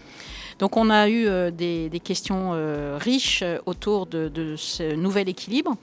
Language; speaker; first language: French; native; French